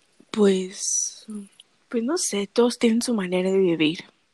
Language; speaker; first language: Spanish; early bilingual, heritage; Spanish